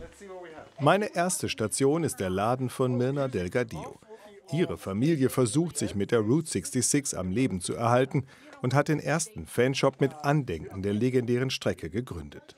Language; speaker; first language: German; native; German